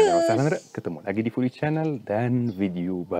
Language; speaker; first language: Indonesian; non-native, fluent; Arabic